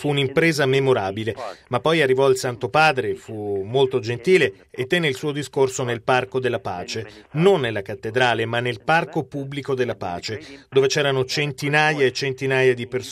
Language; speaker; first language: Italian; non-native, fluent; English